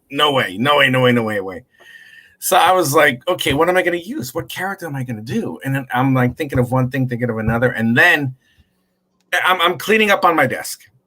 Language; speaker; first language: English; native; English